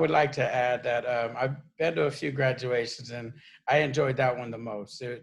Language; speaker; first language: English; native; English